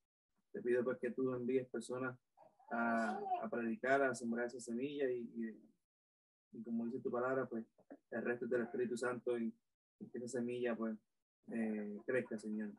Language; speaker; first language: Spanish; native; Spanish